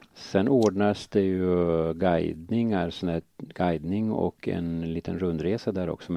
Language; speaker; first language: Swedish; native; Swedish